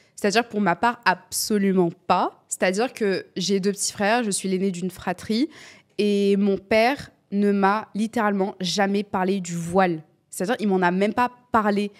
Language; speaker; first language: French; native; French